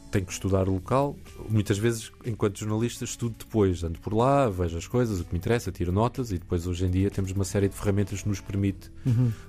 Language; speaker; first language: Portuguese; native; Portuguese